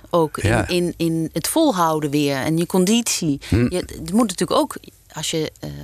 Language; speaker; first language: Dutch; native; Dutch